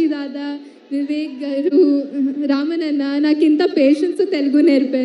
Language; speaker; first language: Telugu; non-native, fluent; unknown